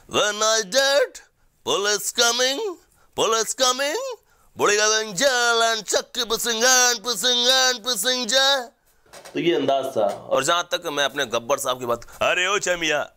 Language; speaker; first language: Hindi; native; Hindi